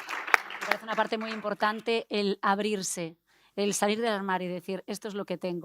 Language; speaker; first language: Spanish; native; Spanish